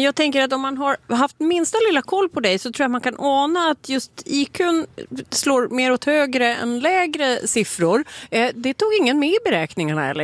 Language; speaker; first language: Swedish; native; Swedish